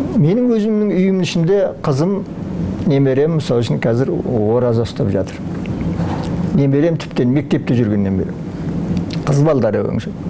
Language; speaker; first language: Kazakh; native; Kazakh